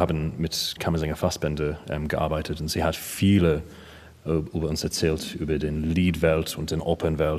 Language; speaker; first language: German; non-native, learner; English